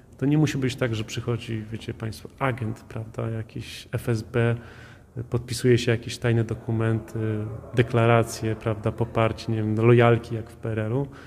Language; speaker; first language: Polish; native; Polish